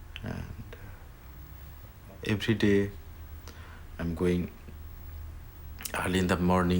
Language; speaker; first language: English; non-native, learner; Bangla